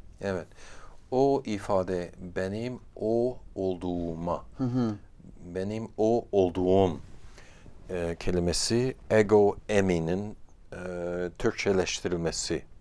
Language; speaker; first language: Turkish; non-native, fluent; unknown